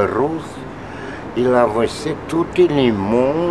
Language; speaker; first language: French; non-native, learner; Russian